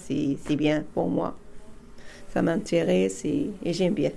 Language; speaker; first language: French; non-native, learner; Arabic